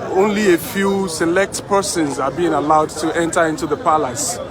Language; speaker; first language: English; non-native, local second language; Yoruba